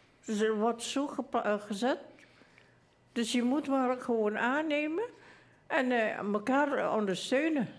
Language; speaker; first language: Dutch; early bilingual, other home language; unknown